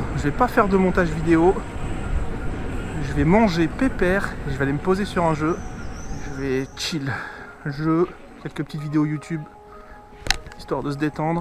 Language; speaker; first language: French; native; French